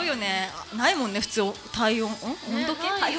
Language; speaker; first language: Japanese; native; Japanese